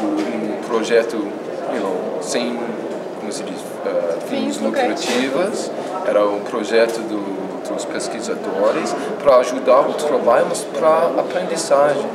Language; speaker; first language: Portuguese; non-native, fluent; English